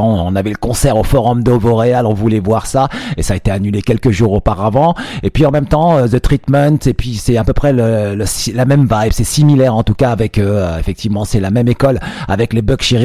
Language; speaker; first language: French; native; French